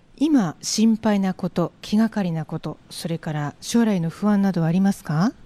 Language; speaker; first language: Japanese; native; Japanese